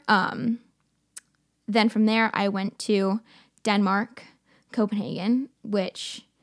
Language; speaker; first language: English; native; English